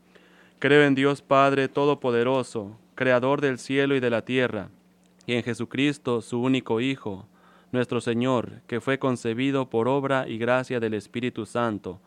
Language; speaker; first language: Spanish; native; Spanish